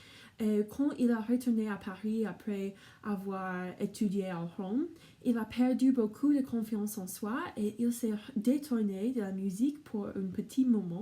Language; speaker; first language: French; non-native, learner; English